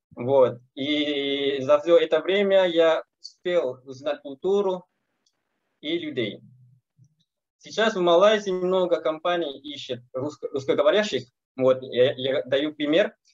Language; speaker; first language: Russian; non-native, learner; Malay